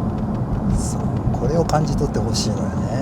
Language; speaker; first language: Japanese; native; Japanese